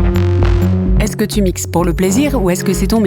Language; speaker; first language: French; native; French